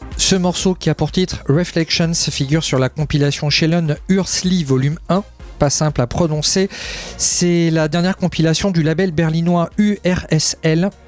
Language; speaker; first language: French; native; French